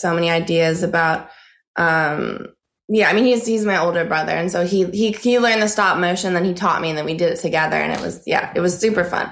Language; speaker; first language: English; native; English